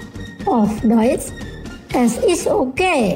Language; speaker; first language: German; non-native, fluent; Indonesian